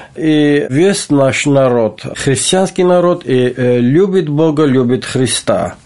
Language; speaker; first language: Russian; non-native, local second language; Armenian